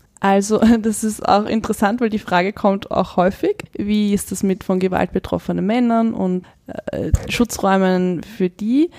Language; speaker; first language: German; native; German